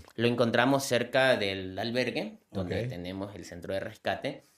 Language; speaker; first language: Spanish; native; Spanish